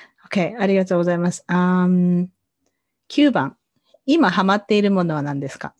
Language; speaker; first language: Japanese; native; Japanese